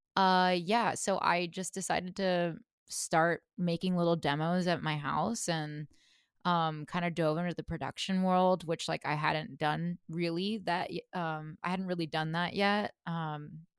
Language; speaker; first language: English; native; English